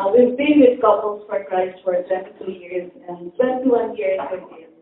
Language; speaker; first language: English; non-native, local second language; Filipino